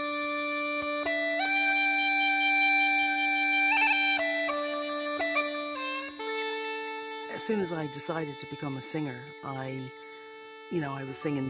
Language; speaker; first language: English; native; English